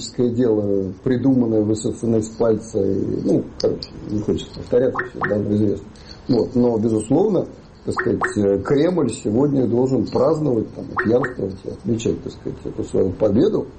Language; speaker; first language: Russian; native; Russian